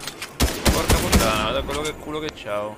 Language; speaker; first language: Italian; native; Italian